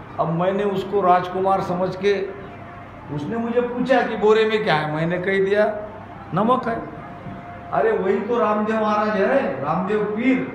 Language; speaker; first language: Hindi; non-native, local second language; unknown